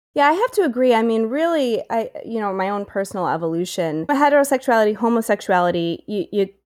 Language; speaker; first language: English; native; English